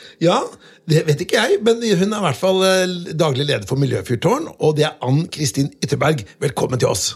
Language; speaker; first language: Norwegian; native; Norwegian